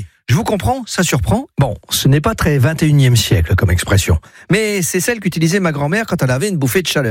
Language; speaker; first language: French; native; French